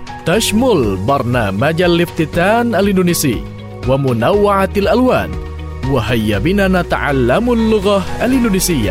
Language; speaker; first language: Arabic; non-native, fluent; Indonesian